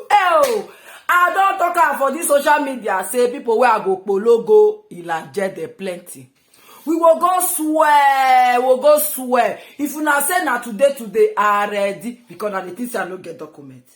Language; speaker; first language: Nigerian Pidgin; non-native, local second language; Igbo